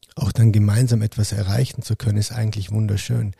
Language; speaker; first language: German; early bilingual, other home language; Arabic